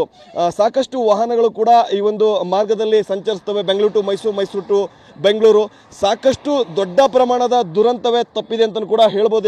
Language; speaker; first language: Kannada; native; Kannada